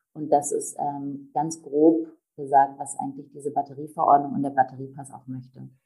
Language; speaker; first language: German; native; German